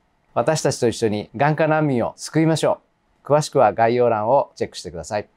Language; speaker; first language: Japanese; native; Japanese